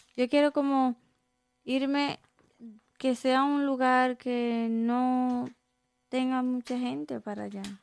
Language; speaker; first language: Spanish; native; Spanish